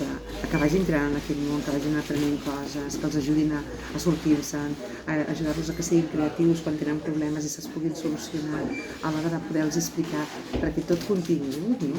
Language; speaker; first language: Catalan; native; Catalan